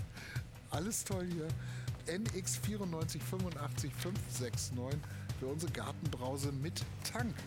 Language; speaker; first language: German; native; German